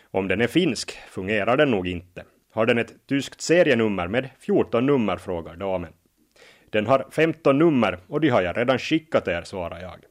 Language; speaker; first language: Swedish; native; Swedish